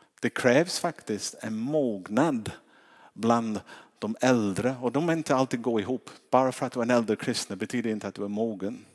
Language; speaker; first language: Swedish; non-native, fluent; English